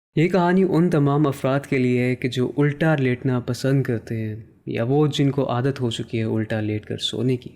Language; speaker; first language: Urdu; native; Urdu